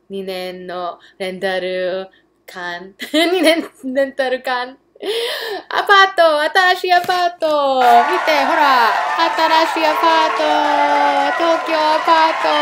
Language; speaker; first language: Japanese; early bilingual, heritage; English